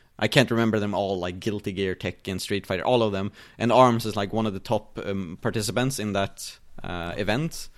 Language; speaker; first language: English; non-native, fluent; Swedish